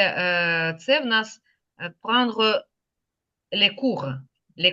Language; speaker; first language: French; non-native, fluent; Ukrainian